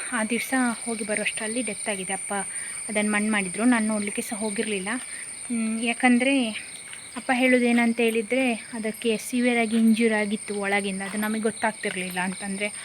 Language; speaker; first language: Kannada; native; Kannada